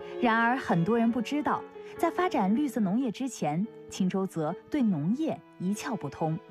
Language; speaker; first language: Chinese; native; Chinese